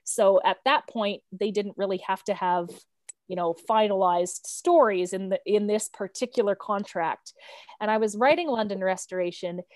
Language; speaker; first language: English; native; English